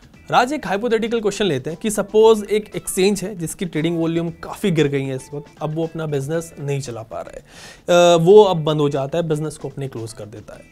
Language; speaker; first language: Hindi; native; Hindi